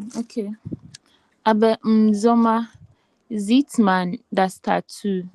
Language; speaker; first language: German; non-native, learner; Filipino